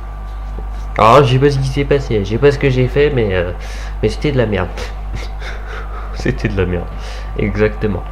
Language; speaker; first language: French; native; French